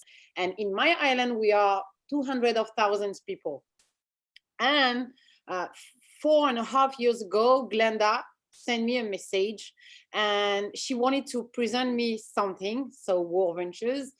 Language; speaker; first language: English; non-native, fluent; French